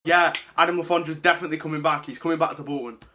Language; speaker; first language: English; native; English